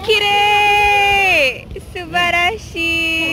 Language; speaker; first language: Japanese; non-native, learner; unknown